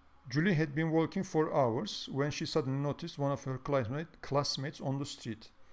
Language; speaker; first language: English; non-native, fluent; Turkish